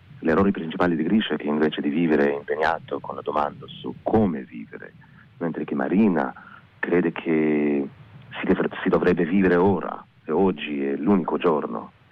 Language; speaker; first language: Italian; non-native, learner; Hebrew